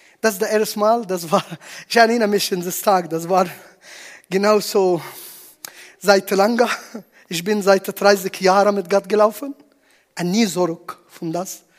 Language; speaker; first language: German; non-native, learner; Arabic